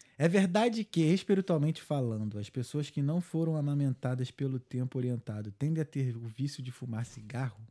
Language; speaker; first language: Portuguese; native; Portuguese